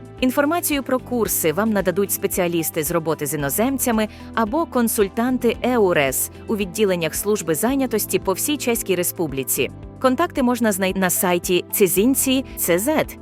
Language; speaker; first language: Ukrainian; native; Ukrainian